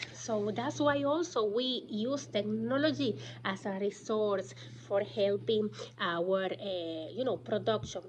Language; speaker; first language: English; non-native, fluent; Spanish